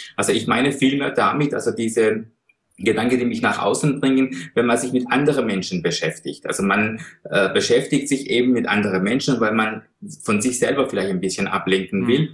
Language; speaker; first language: German; non-native, fluent; Persian